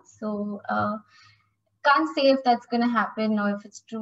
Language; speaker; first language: Hindi; non-native, learner; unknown